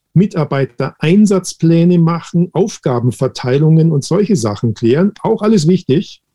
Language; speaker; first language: German; native; German